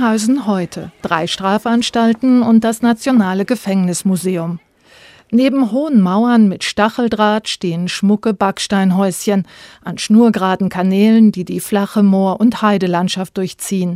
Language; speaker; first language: German; native; German